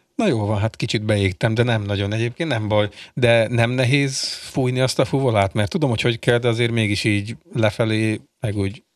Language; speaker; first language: Hungarian; native; Hungarian